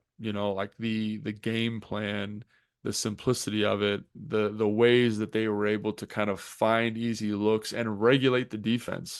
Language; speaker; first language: English; native; English